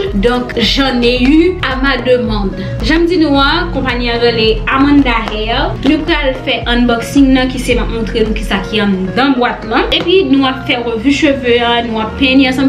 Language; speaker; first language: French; non-native, local second language; Haitian Creole